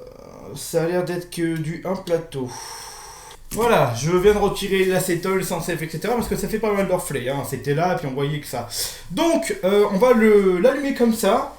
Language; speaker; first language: French; native; French